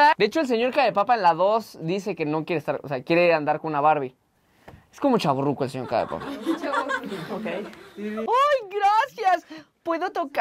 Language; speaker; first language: Spanish; native; Spanish